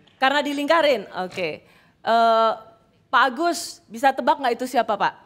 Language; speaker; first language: Indonesian; native; Indonesian